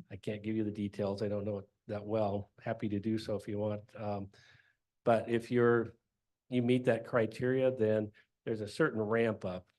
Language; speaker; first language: English; native; English